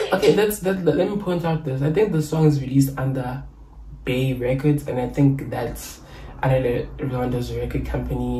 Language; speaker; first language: English; non-native, local second language; Zulu